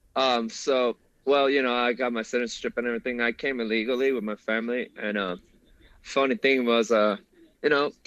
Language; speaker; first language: English; early bilingual, other home language; Spanish